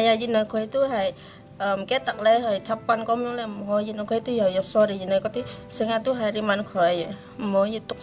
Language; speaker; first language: Chinese; non-native, learner; Indonesian